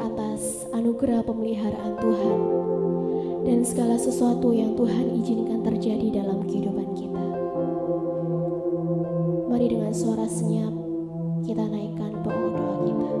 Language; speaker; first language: Indonesian; native; Indonesian